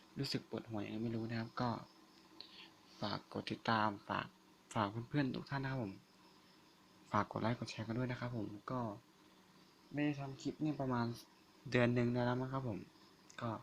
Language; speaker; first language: Thai; native; Thai